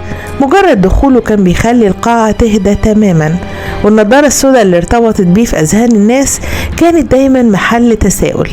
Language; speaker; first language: Arabic; native; Arabic